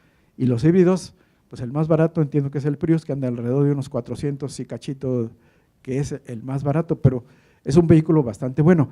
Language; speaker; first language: Spanish; native; Spanish